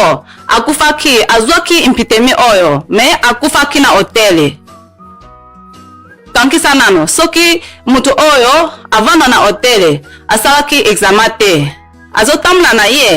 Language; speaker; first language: Lingala; non-native, fluent; Chinese